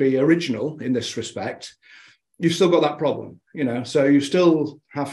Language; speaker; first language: English; native; English